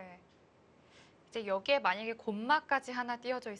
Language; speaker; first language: Korean; native; Korean